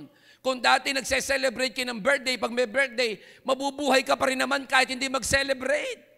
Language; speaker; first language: Filipino; native; Filipino